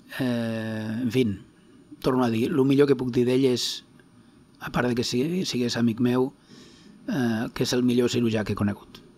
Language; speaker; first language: Catalan; non-native, local second language; Spanish